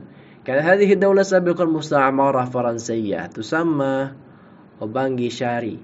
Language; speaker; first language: Arabic; non-native, fluent; Indonesian